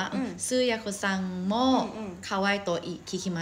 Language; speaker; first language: Japanese; non-native, learner; Thai